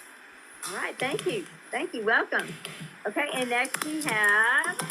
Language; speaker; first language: English; native; English